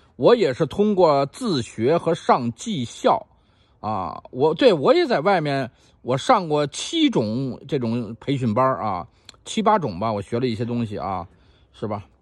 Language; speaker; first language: Chinese; native; Chinese